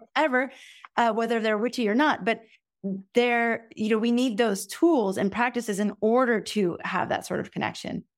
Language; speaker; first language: English; native; English